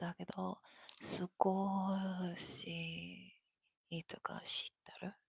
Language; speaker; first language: Japanese; non-native, learner; English